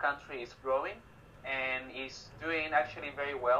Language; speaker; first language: English; non-native, fluent; Spanish